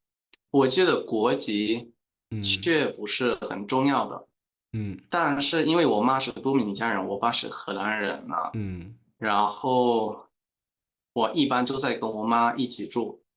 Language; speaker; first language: Chinese; non-native, fluent; Spanish